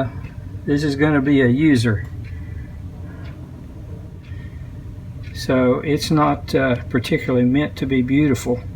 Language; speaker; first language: English; native; English